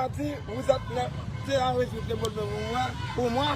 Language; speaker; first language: French; non-native, learner; Haitian Creole